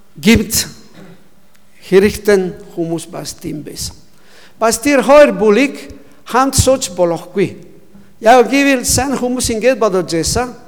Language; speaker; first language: Mongolian; non-native, learner; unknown